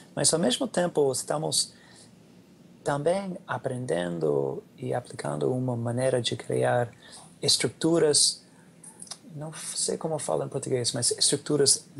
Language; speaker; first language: Portuguese; non-native, learner; English